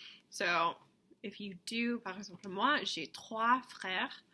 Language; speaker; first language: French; non-native, fluent; English